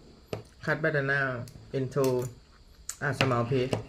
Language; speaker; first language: English; non-native, learner; Thai